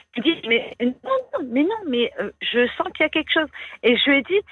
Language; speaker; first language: French; native; French